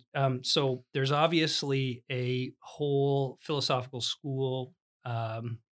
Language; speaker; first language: English; native; English